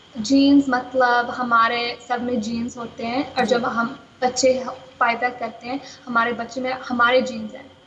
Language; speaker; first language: Hindi; early bilingual, heritage; Hindi